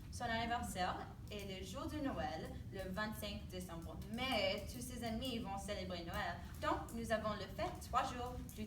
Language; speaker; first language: French; non-native, learner; English